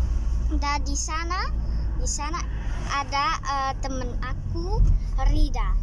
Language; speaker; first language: Indonesian; early bilingual, heritage; Indonesian